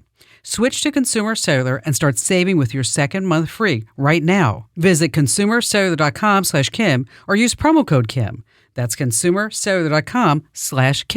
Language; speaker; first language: English; native; English